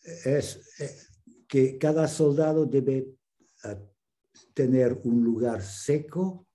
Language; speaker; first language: Spanish; non-native, fluent; English